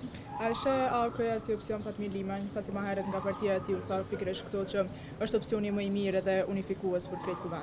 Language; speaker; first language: Albanian; native; Albanian